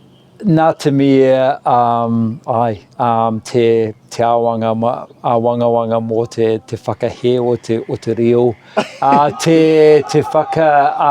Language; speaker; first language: Māori; non-native, local second language; English